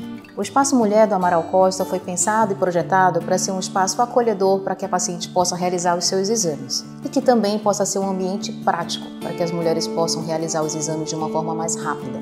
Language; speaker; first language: Portuguese; native; Portuguese